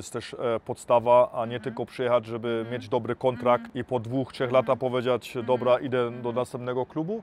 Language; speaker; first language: Polish; early bilingual, heritage; Polish